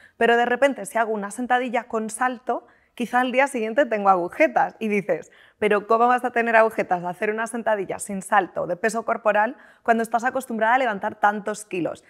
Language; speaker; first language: Spanish; native; Spanish